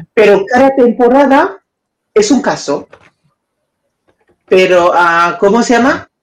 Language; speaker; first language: Spanish; non-native, learner; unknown